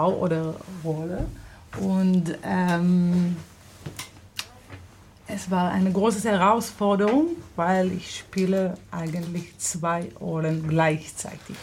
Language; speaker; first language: German; non-native, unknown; Hebrew